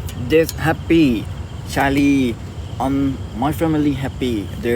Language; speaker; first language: English; non-native, learner; Thai